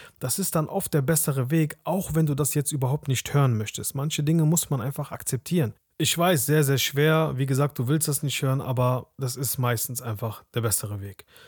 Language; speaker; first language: German; early bilingual, other home language; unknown